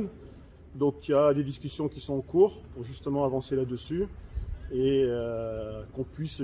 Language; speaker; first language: French; native; French